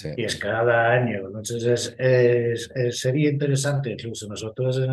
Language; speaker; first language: Spanish; non-native, fluent; English